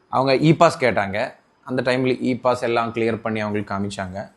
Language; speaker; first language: Tamil; non-native, local second language; Malayalam